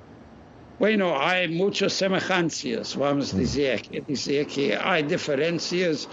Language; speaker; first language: Spanish; non-native, fluent; English